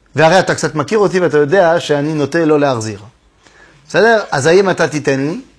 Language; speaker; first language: Hebrew; non-native, fluent; French